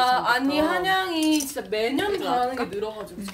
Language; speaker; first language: Korean; native; Korean